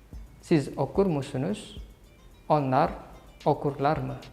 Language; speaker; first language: Turkish; non-native, learner; Indonesian